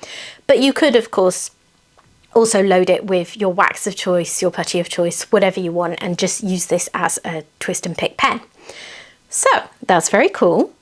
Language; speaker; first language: English; native; English